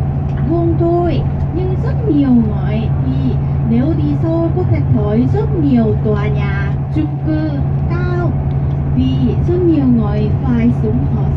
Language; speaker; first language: Vietnamese; non-native, learner; Korean